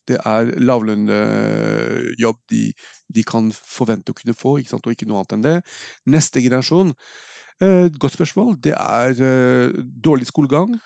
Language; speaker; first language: Norwegian; non-native, fluent; French